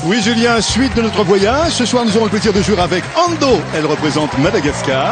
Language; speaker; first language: French; native; French